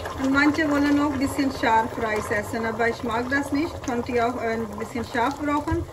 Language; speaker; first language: German; non-native, learner; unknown